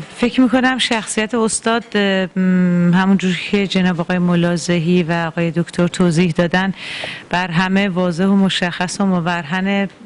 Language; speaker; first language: Persian; native; Persian